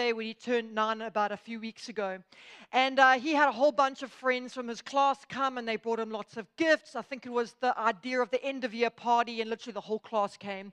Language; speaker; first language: English; native; English